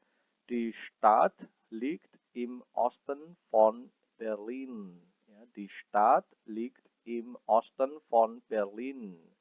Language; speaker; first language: German; non-native, fluent; Indonesian